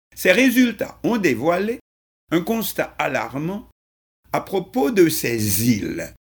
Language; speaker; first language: French; non-native, local second language; Haitian Creole